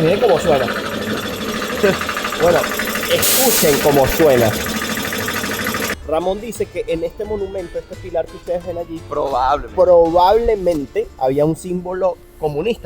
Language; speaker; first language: Spanish; native; Spanish